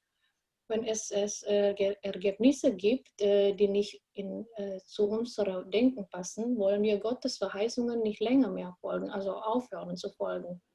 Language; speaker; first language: German; non-native, fluent; Indonesian